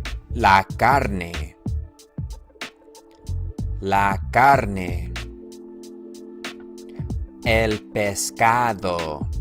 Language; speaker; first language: Spanish; non-native, fluent; English